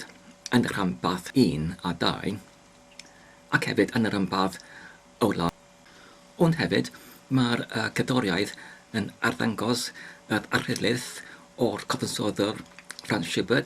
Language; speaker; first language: Welsh; non-native, learner; English